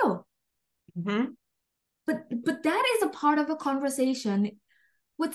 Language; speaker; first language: English; non-native, fluent; Indonesian